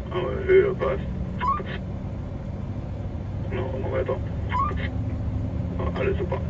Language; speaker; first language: German; non-native, learner; Polish